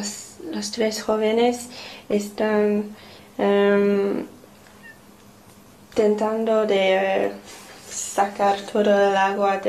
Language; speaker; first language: Spanish; non-native, learner; English